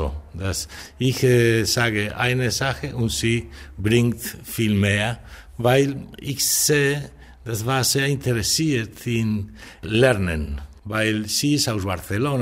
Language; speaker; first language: German; non-native, learner; Spanish